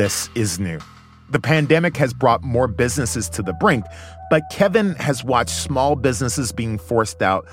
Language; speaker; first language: English; native; English